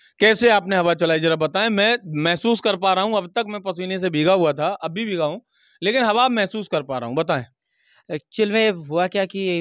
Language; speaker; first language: Hindi; native; Hindi